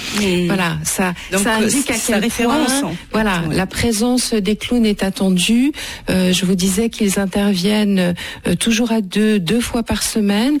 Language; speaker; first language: French; native; French